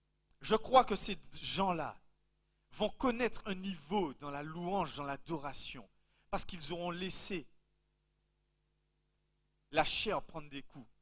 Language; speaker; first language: French; native; French